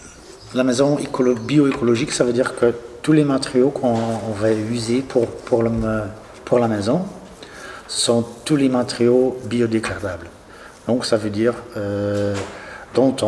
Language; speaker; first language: French; non-native, local second language; Dutch